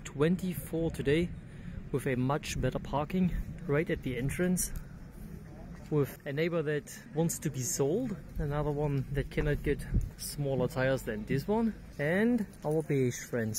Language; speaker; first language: English; non-native, fluent; German